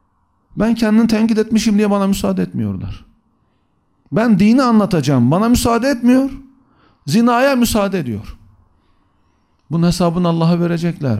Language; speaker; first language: Turkish; native; Turkish